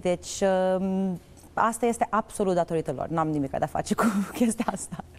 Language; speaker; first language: Romanian; early bilingual, heritage; Romanian